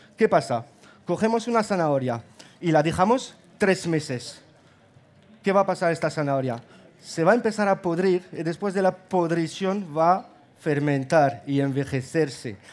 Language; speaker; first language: Spanish; non-native, fluent; German